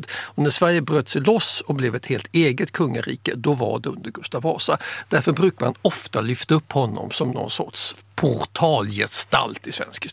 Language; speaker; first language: Swedish; native; Swedish